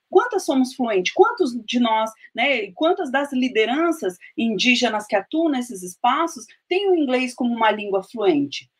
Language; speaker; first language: Portuguese; native; Portuguese